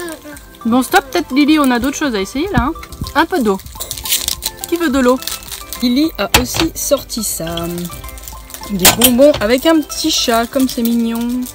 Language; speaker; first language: French; native; French